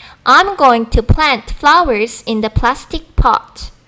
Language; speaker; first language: English; non-native, fluent; Korean